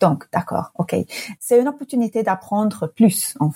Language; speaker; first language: French; non-native, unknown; English